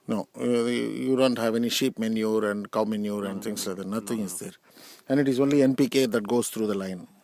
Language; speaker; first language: English; non-native, local second language; Tamil